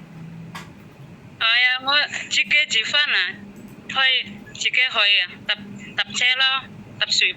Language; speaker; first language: Chinese; non-native, learner; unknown